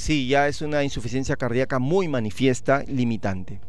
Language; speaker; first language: Spanish; native; Spanish